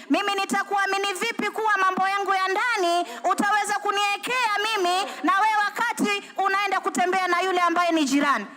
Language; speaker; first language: Swahili; native; Swahili